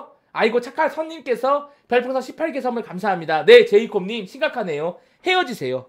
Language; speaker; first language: Korean; native; Korean